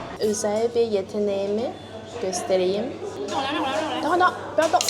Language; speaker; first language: Turkish; non-native, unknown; Chinese